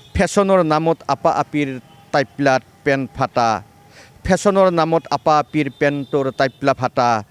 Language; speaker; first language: Assamese; native; Assamese